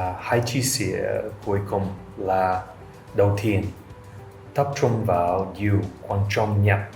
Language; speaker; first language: Vietnamese; non-native, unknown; English